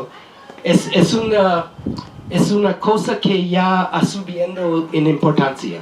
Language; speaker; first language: Spanish; non-native, learner; English